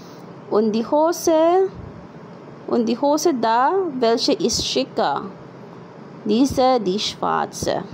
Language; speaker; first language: German; non-native, fluent; Filipino